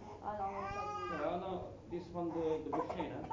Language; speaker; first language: Dutch; non-native, learner; Arabic